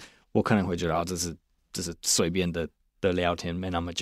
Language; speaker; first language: Chinese; non-native, fluent; English